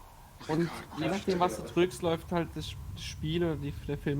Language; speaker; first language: German; native; German